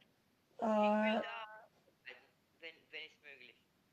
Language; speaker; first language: German; non-native, learner; Macedonian